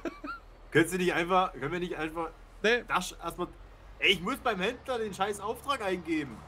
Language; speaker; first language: German; native; German